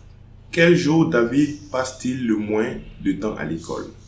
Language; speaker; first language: French; non-native, fluent; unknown